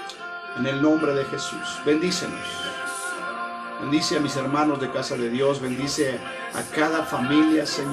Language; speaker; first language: Spanish; native; Spanish